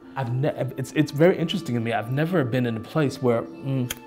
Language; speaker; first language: English; native; English